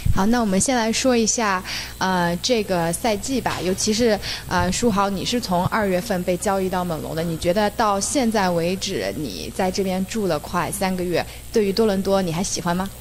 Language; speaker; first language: Chinese; native; Chinese